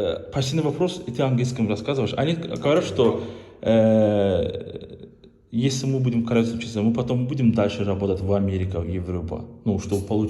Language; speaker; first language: Russian; non-native, learner; Turkish